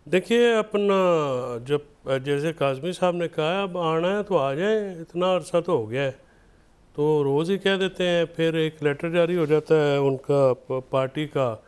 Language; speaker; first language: Urdu; native; Urdu